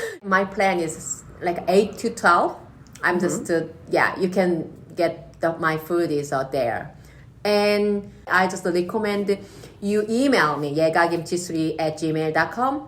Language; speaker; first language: English; non-native, learner; Korean